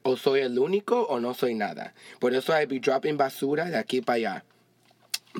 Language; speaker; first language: Spanish; early bilingual, heritage; Spanish